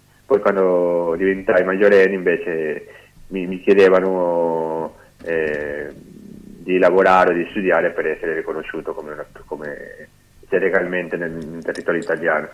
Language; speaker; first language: Italian; non-native, fluent; Spanish